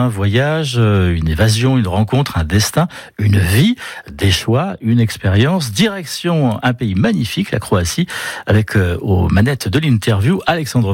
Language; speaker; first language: French; native; French